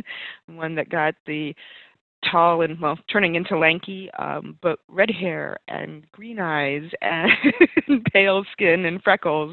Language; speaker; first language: English; native; English